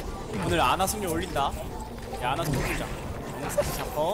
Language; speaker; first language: Korean; native; Korean